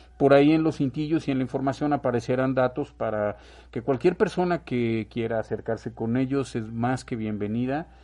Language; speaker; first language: Spanish; native; Spanish